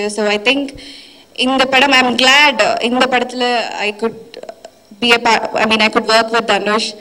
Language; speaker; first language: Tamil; non-native, fluent; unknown